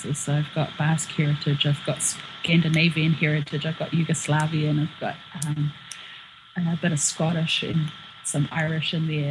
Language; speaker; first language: English; native; English